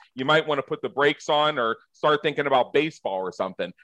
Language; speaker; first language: English; native; English